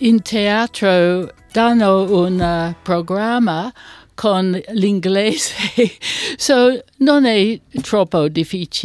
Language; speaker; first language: Italian; non-native, learner; English